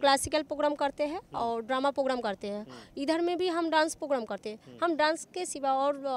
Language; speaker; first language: Hindi; non-native, local second language; Bangla